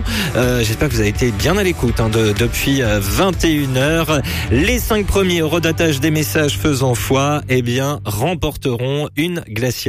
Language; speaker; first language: French; native; French